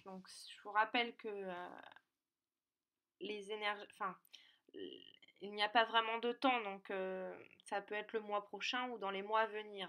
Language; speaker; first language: French; native; French